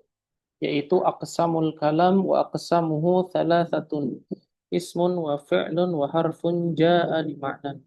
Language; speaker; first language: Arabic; non-native, fluent; Indonesian